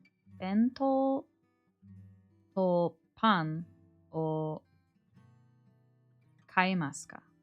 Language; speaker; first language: Japanese; non-native, learner; English